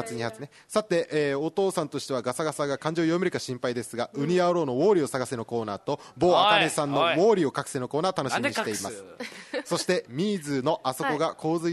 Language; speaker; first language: Japanese; native; Japanese